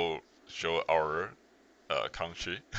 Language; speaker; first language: English; non-native, learner; Chinese